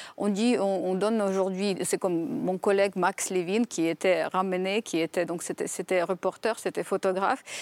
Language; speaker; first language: French; non-native, fluent; Ukrainian